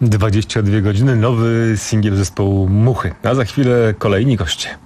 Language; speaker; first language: Polish; native; Polish